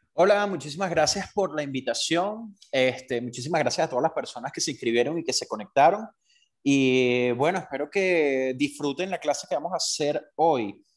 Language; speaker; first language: Spanish; native; Spanish